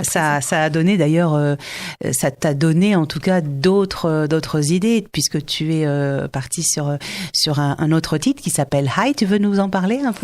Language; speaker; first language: French; native; French